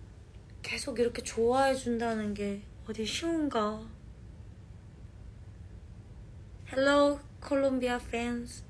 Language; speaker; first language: English; non-native, learner; Korean